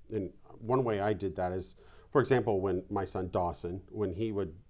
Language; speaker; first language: English; native; English